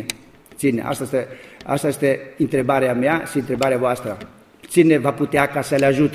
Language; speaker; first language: Romanian; non-native, learner; Greek